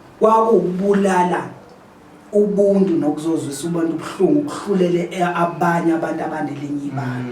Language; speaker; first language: Zulu; native; Zulu